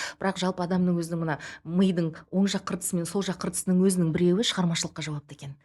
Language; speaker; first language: Kazakh; native; Kazakh